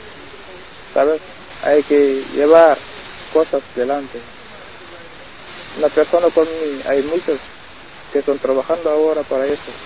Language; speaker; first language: Spanish; non-native, learner; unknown